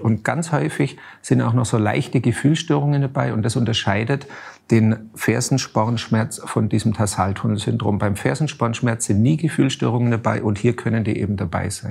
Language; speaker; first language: German; native; German